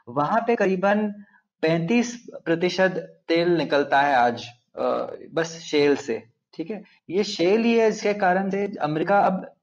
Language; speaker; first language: Hindi; non-native, local second language; Telugu